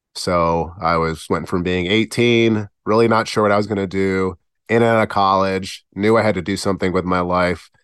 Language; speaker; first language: English; native; English